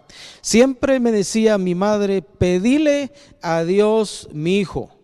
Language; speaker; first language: Spanish; native; Spanish